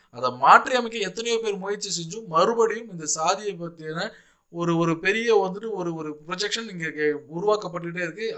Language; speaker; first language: Tamil; native; Tamil